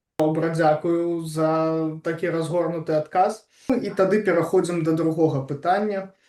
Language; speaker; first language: Belarusian; non-native, local second language; Russian